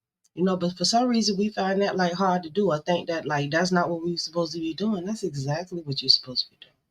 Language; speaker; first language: English; native; English